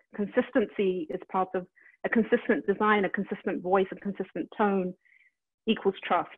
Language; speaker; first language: English; native; English